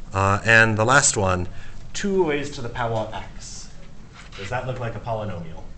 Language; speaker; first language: English; native; English